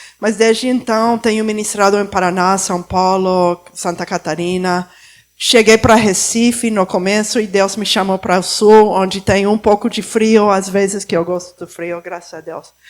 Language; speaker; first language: Portuguese; non-native, fluent; Spanish